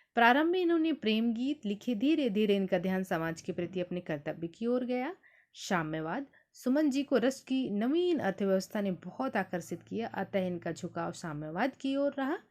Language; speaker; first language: Hindi; native; Hindi